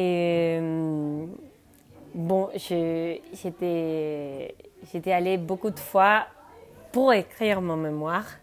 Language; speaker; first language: French; non-native, fluent; Spanish